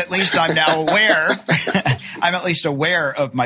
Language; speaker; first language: English; native; English